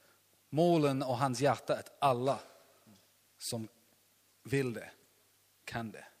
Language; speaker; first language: Swedish; non-native, learner; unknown